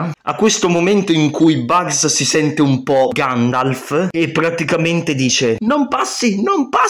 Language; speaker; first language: Italian; native; Italian